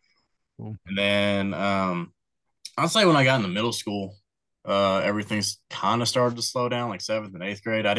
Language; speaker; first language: English; native; English